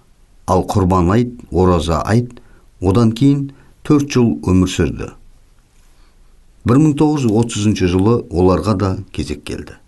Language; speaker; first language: Kazakh; native; Kazakh